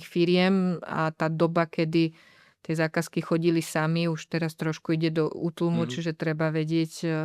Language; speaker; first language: Slovak; native; Slovak